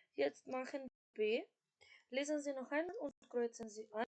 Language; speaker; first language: German; non-native, fluent; Macedonian